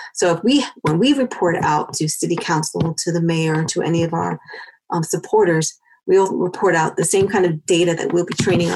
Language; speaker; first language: English; native; English